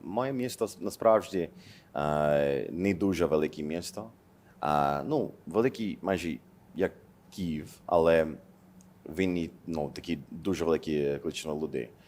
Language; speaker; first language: Ukrainian; non-native, learner; English